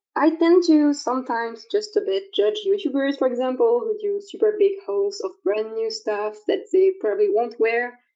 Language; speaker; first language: English; non-native, fluent; French